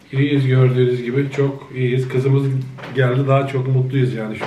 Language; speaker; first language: Turkish; native; Turkish